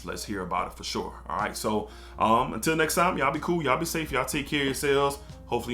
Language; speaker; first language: English; native; English